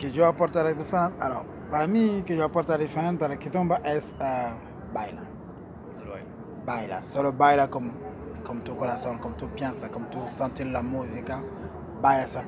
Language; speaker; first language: Spanish; non-native, learner; Portuguese